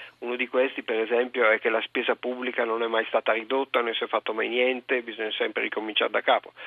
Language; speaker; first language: Italian; native; Italian